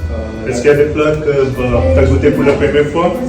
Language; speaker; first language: French; non-native, learner; Hindi